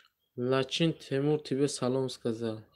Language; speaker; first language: Russian; non-native, learner; Tajik